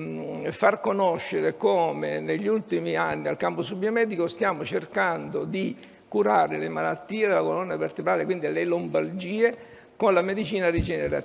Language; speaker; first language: Italian; native; Italian